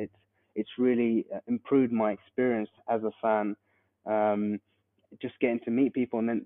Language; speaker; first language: English; native; English